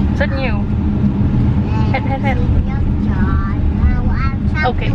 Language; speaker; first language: Vietnamese; early bilingual, heritage; English